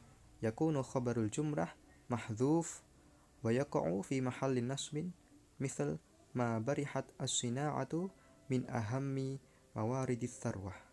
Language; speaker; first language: Arabic; non-native, learner; Indonesian